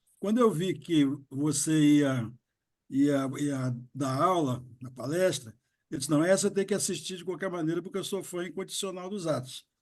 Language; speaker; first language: Portuguese; native; Portuguese